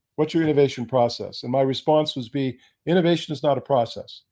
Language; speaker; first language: English; native; English